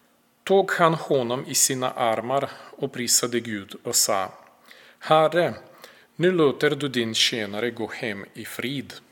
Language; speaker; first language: Swedish; non-native, fluent; Russian